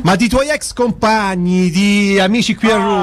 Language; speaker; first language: Italian; native; Italian